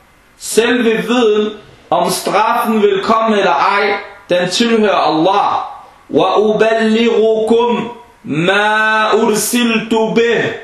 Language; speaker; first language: Danish; non-native, fluent; Arabic